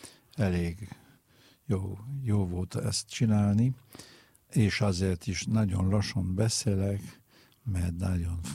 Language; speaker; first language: Hungarian; non-native, fluent; French